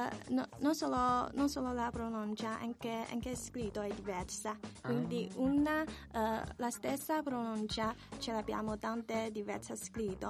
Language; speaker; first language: Italian; non-native, learner; Chinese